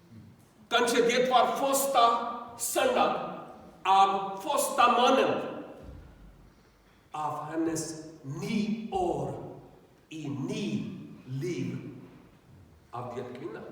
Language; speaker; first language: Swedish; non-native, learner; Urdu